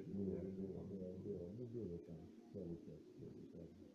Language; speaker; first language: Polish; non-native, learner; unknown